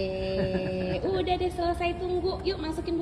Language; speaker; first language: Indonesian; native; Indonesian